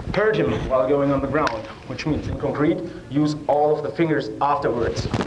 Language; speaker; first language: English; non-native, fluent; German